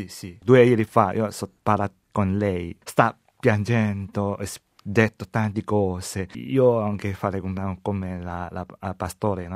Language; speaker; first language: Italian; non-native, learner; Chinese